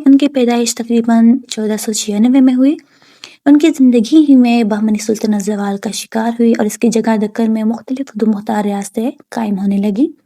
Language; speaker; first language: Urdu; native; Urdu